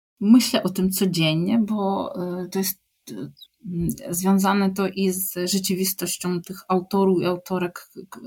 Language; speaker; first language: Polish; non-native, fluent; Ukrainian